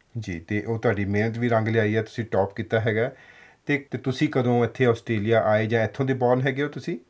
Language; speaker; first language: Punjabi; native; Punjabi